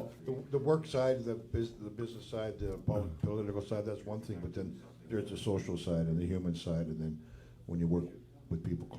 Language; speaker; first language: English; native; English